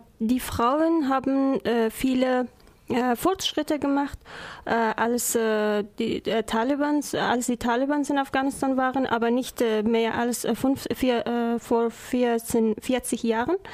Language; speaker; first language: German; non-native, learner; Persian